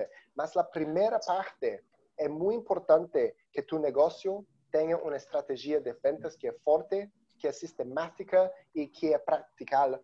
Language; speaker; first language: Spanish; non-native, learner; Portuguese